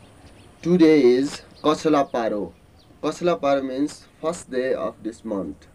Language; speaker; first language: English; non-native, learner; Newari